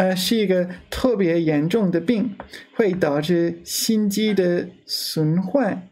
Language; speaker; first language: Chinese; non-native, learner; English